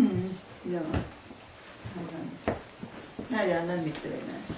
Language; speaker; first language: Finnish; native; Finnish